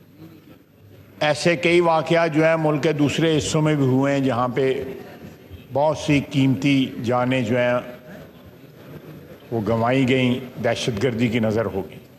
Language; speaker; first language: Urdu; non-native, local second language; Punjabi